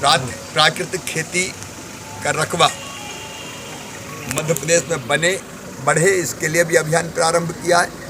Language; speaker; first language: Hindi; native; Hindi